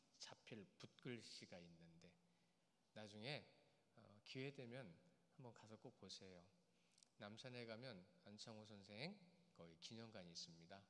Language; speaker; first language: Korean; native; Korean